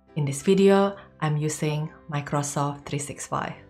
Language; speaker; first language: English; non-native, fluent; Indonesian